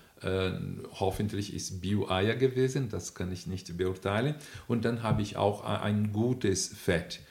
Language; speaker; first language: German; non-native, fluent; Portuguese